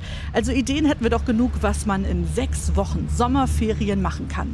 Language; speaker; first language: German; native; German